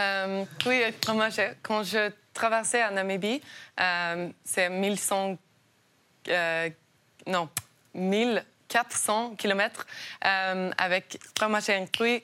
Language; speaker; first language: French; non-native, learner; Norwegian